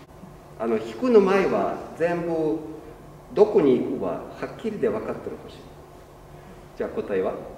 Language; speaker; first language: Japanese; non-native, learner; Russian